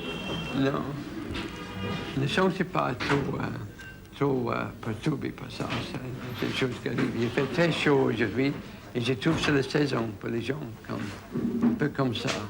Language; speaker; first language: French; non-native, fluent; English